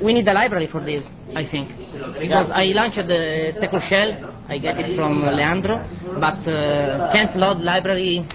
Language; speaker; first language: English; non-native, learner; Italian